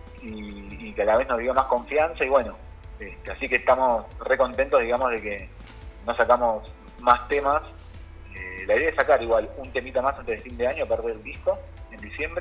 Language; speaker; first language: Spanish; native; Spanish